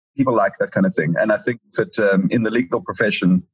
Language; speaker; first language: English; native; English